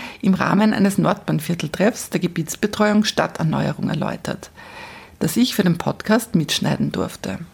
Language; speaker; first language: German; native; German